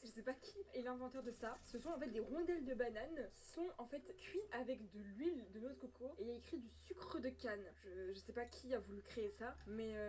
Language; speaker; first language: French; native; French